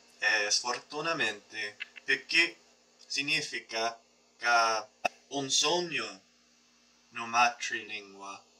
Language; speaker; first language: Italian; non-native, learner; English